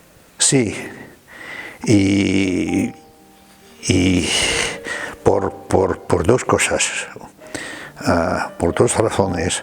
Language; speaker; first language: Spanish; non-native, fluent; German